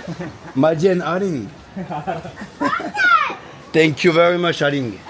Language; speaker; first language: English; non-native, learner; French